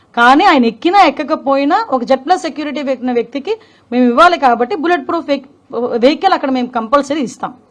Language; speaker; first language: Telugu; native; Telugu